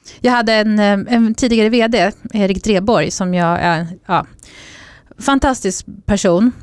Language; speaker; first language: Swedish; native; Swedish